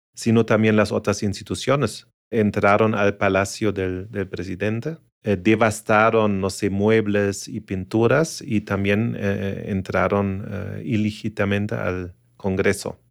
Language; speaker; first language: Spanish; non-native, fluent; German